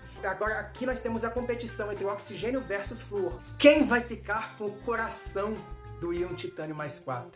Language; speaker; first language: Portuguese; native; Portuguese